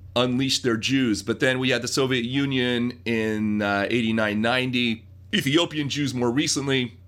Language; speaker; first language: English; native; English